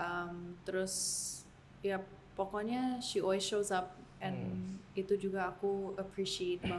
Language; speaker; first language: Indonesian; early bilingual, heritage; English